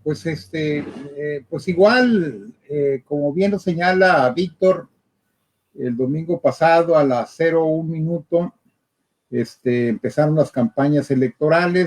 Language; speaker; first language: Spanish; native; Spanish